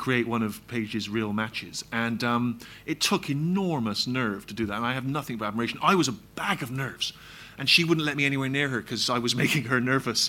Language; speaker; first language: English; native; English